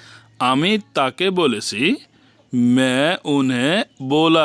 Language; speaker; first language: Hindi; non-native, learner; Bangla